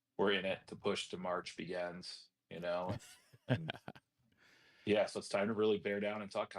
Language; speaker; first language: English; native; English